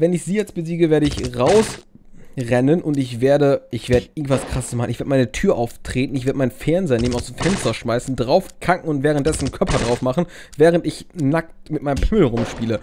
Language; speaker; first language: German; native; German